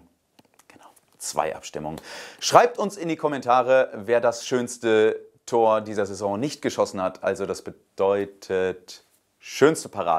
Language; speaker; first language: German; native; German